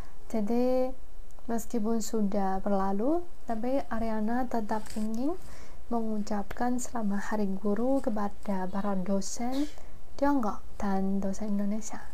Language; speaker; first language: Indonesian; non-native, fluent; Chinese